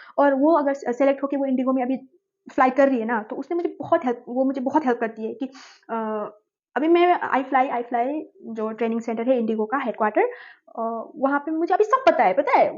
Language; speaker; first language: Hindi; non-native, local second language; Nepali